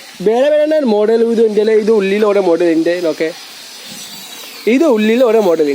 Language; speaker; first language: Malayalam; non-native, learner; Hindi